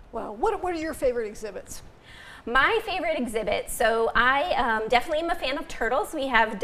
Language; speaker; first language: English; native; English